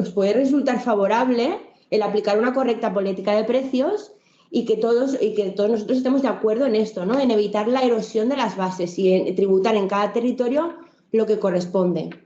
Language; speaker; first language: Spanish; native; Spanish